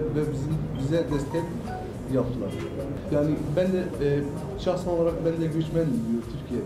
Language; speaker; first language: Turkish; non-native, fluent; Arabic